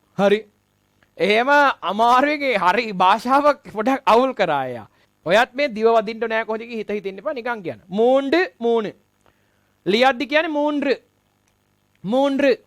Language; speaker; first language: Sinhala; non-native, local second language; Tamil